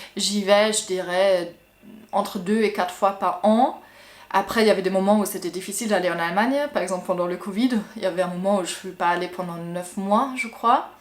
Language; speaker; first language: French; non-native, fluent; German